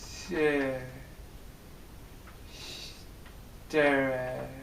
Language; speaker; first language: Polish; early bilingual, heritage; English